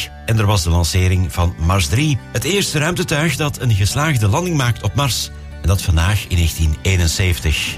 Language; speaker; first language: Dutch; native; Dutch